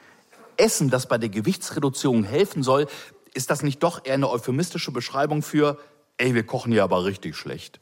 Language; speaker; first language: German; native; German